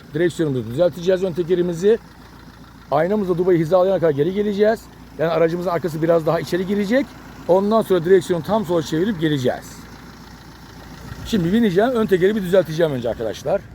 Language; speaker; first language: Turkish; native; Turkish